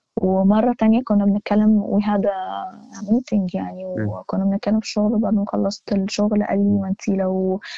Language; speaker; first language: Arabic; native; Arabic